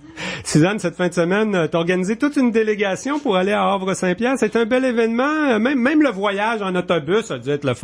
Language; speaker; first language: French; native; French